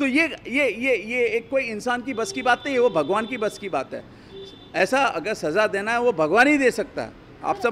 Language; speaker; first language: Hindi; native; Hindi